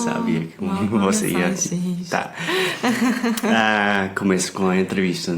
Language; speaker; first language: Portuguese; non-native, fluent; English